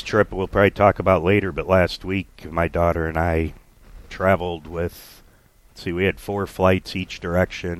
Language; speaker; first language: English; native; English